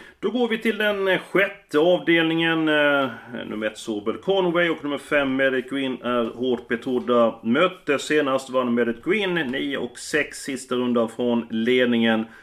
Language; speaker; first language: Swedish; native; Swedish